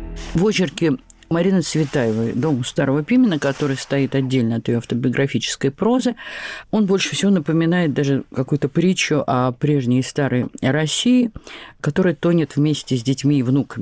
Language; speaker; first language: Russian; native; Russian